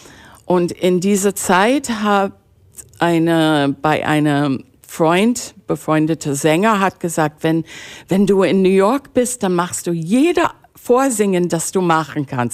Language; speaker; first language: German; non-native, fluent; English